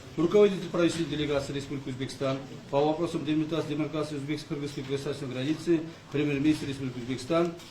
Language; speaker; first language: Russian; non-native, local second language; Kyrgyz